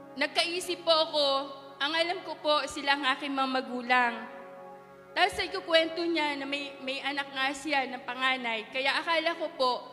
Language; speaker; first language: Filipino; non-native, local second language; Bikol